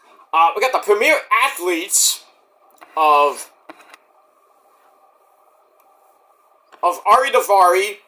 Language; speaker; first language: English; native; English